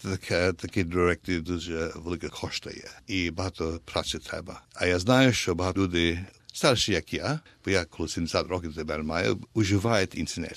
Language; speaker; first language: Ukrainian; early bilingual, heritage; Ukrainian